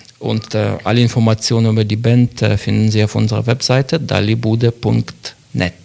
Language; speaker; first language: German; non-native, fluent; Ukrainian